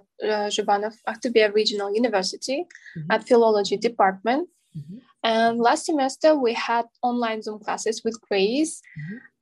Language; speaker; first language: English; non-native, fluent; Kazakh